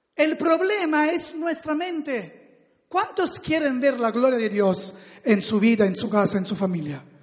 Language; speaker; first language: Spanish; non-native, fluent; Italian